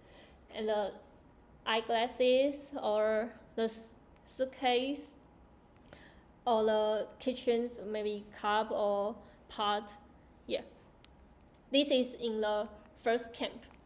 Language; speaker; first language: English; non-native, learner; Chinese